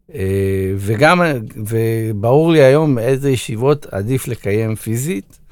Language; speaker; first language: Hebrew; native; Hebrew